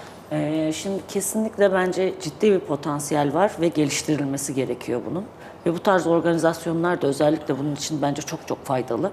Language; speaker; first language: Turkish; native; Turkish